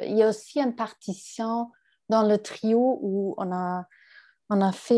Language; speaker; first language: French; non-native, fluent; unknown